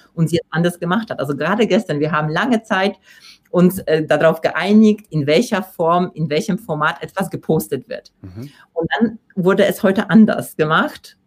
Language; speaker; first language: German; non-native, fluent; Polish